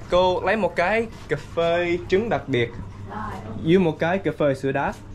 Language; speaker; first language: Vietnamese; early bilingual, heritage; Vietnamese